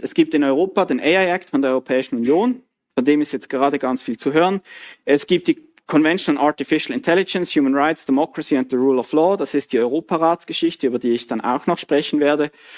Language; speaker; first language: German; native; German